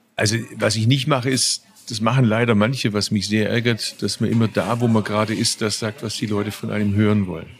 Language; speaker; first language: German; early bilingual, other home language; Turkish